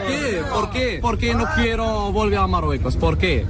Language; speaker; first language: Spanish; non-native, learner; Arabic